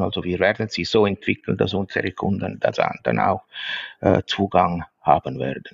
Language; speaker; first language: German; non-native, fluent; Italian